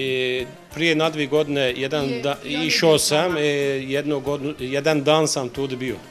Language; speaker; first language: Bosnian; early bilingual, heritage; Bosnian